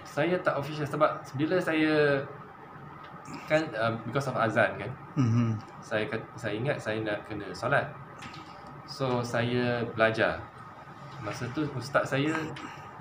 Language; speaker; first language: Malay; non-native, local second language; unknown